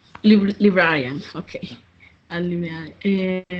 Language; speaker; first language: English; non-native, learner; Spanish